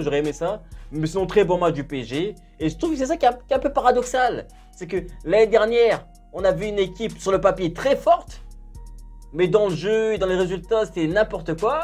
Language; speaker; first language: French; native; French